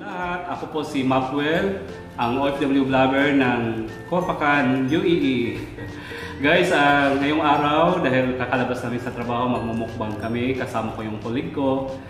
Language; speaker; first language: Filipino; native; Filipino